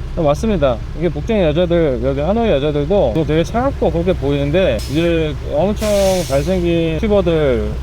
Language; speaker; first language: Korean; native; Korean